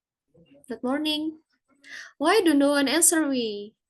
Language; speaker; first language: English; non-native, fluent; Indonesian